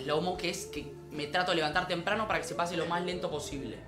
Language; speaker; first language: Spanish; native; Spanish